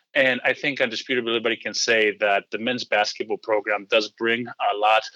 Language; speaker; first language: English; early bilingual, heritage; Greek